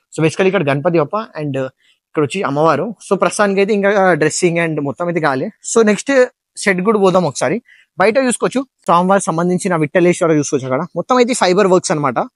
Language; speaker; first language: Telugu; non-native, local second language; Hindi